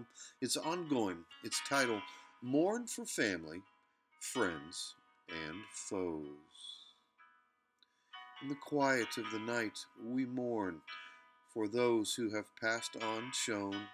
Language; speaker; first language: English; native; English